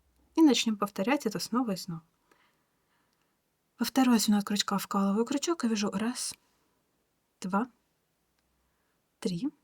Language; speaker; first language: Russian; native; Russian